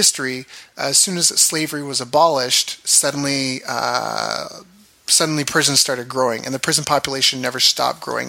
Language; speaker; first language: English; native; English